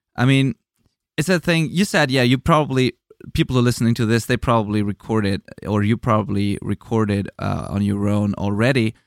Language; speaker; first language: English; non-native, fluent; German